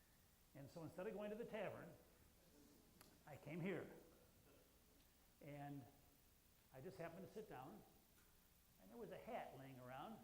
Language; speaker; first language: English; native; English